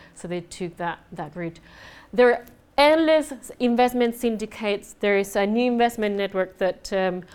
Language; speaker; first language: English; non-native, fluent; Spanish